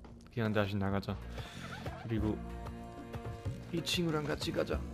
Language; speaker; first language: Korean; non-native, learner; German